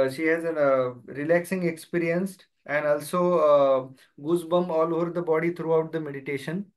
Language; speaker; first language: English; non-native, local second language; Marathi